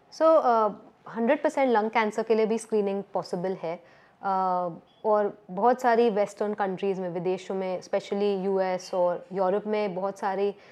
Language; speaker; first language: Hindi; native; Hindi